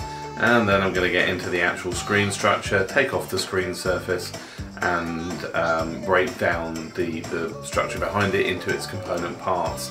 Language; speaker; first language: English; native; English